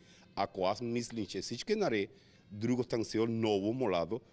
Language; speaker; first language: Bulgarian; non-native, learner; Spanish